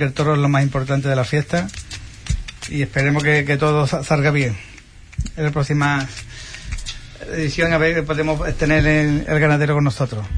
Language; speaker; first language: Spanish; native; Spanish